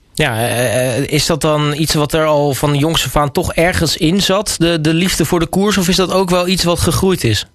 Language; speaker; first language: Dutch; native; Dutch